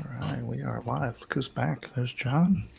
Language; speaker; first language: English; native; English